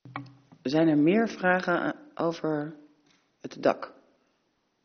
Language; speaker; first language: Dutch; native; Dutch